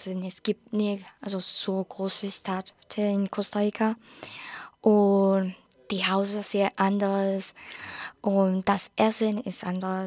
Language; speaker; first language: German; non-native, learner; Spanish